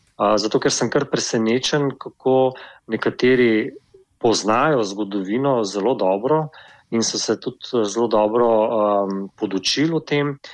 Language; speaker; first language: Slovenian; native; Slovenian